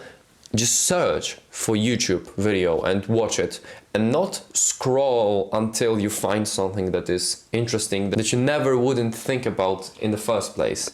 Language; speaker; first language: English; non-native, fluent; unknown